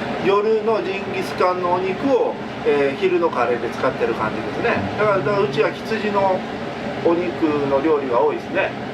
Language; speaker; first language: Japanese; native; Japanese